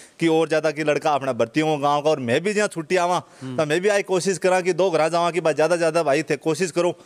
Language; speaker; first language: Hindi; native; Hindi